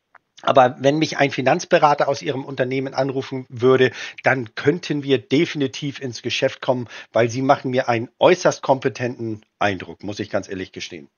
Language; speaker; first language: German; native; German